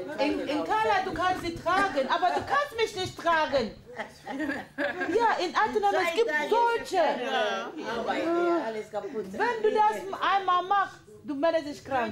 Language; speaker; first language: German; non-native, fluent; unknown